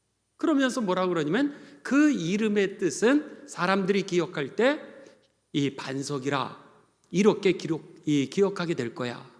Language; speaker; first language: Korean; native; Korean